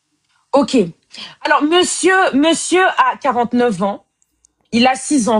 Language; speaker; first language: French; native; French